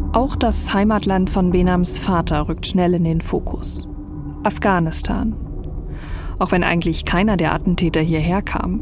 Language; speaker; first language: German; native; German